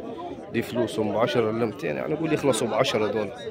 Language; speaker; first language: Arabic; native; Arabic